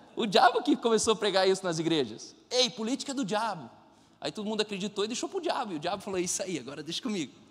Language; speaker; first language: Portuguese; non-native, fluent; German